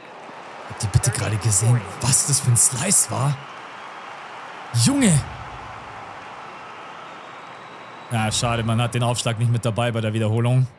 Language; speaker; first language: German; native; German